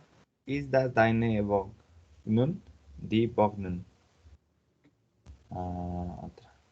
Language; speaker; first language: German; non-native, learner; Spanish